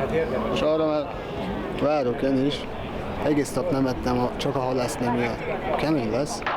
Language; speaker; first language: Hungarian; non-native, fluent; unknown